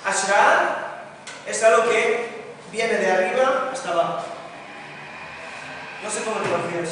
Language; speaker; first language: Spanish; non-native, fluent; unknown